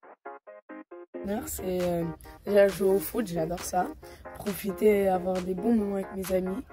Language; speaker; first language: French; early bilingual, other home language; Portuguese